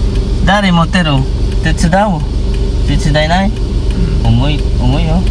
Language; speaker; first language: Japanese; non-native, learner; Filipino